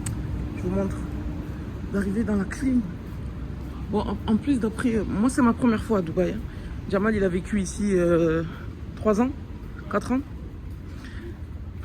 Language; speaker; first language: French; native; French